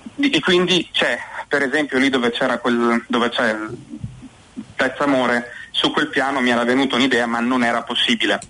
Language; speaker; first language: Italian; native; Italian